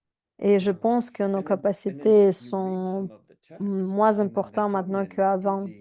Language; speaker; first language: French; non-native, fluent; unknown